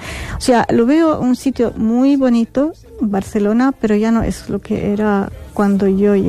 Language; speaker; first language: Spanish; non-native, fluent; Arabic